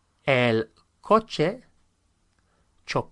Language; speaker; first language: Spanish; non-native, fluent; English